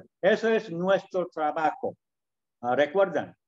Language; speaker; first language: Spanish; non-native, learner; Korean